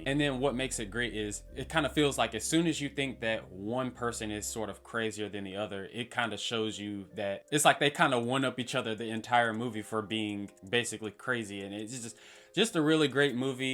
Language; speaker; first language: English; native; English